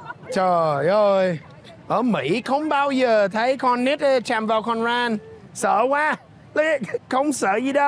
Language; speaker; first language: Vietnamese; non-native, fluent; English